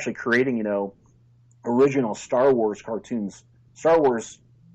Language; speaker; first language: English; native; English